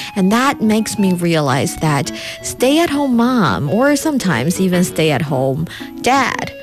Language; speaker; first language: English; non-native, fluent; Chinese